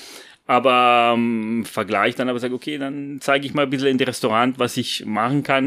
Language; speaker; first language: German; non-native, fluent; Italian